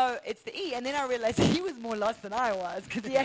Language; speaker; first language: English; native; English